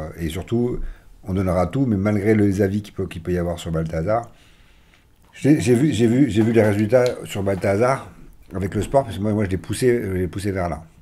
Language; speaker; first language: French; native; French